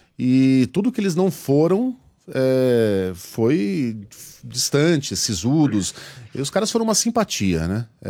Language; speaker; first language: Portuguese; native; Portuguese